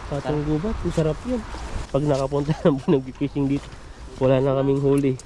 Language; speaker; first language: Filipino; non-native, local second language; Iloko